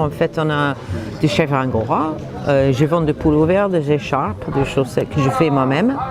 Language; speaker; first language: French; non-native, fluent; English